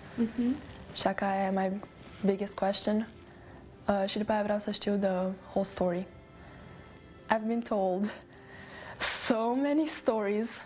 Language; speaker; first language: Romanian; early bilingual, heritage; Romanian